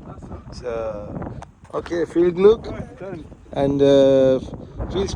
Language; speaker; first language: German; non-native, learner; Tamil